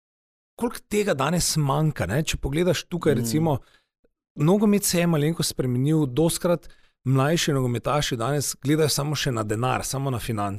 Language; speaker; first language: Slovenian; native; Slovenian